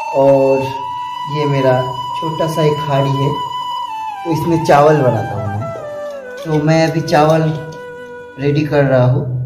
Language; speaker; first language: Hindi; non-native, local second language; Bangla